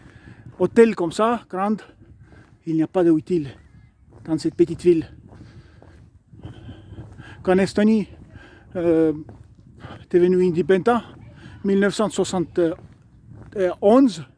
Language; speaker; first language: French; non-native, learner; Estonian